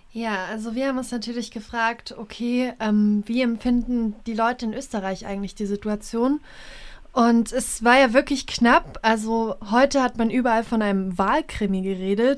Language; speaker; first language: German; native; German